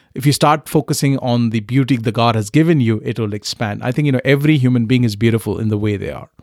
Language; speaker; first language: English; non-native, local second language; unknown